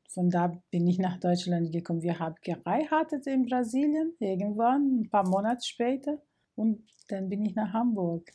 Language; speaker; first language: German; non-native, fluent; Portuguese